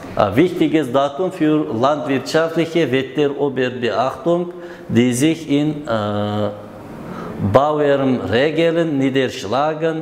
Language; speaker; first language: German; non-native, learner; Uzbek